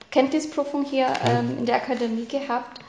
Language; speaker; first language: German; non-native, fluent; Filipino